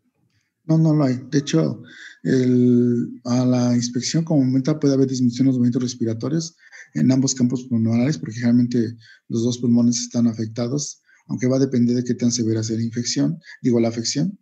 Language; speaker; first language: Spanish; native; Spanish